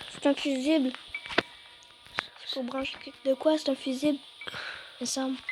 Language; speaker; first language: French; native; French